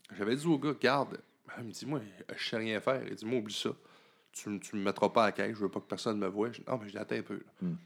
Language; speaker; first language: French; native; French